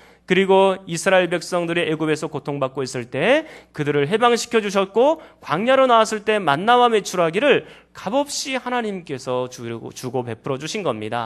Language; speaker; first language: Korean; native; Korean